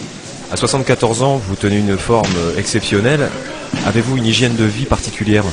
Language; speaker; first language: French; native; French